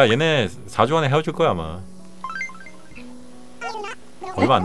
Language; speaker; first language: Korean; native; Korean